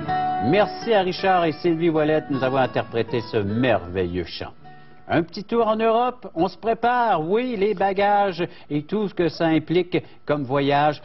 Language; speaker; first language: French; native; French